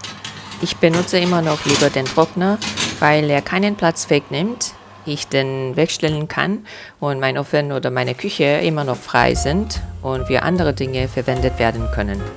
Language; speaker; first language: German; non-native, fluent; Korean